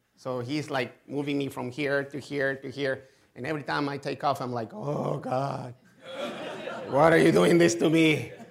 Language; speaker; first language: English; non-native, fluent; Spanish